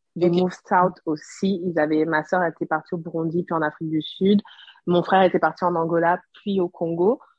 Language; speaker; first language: French; non-native, local second language; Rundi